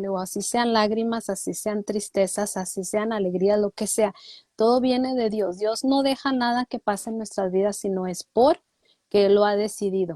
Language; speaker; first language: Spanish; native; Spanish